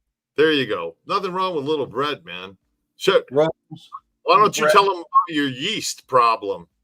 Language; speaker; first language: English; native; English